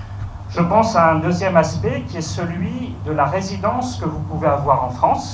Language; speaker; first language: French; native; French